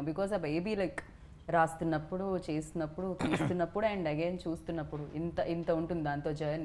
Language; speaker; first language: Telugu; native; Telugu